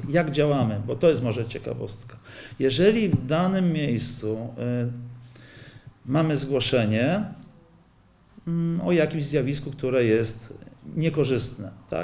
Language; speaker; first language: Polish; native; Polish